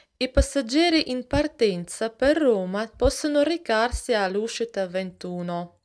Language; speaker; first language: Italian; non-native, fluent; Russian